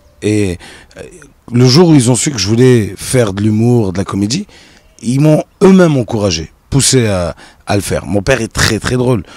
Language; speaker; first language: French; non-native, local second language; Arabic